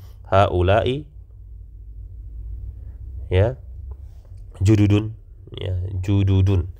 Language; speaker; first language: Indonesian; native; Indonesian